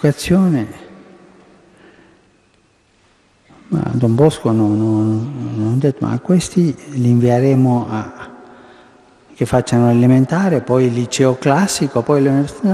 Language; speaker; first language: Italian; non-native, fluent; Spanish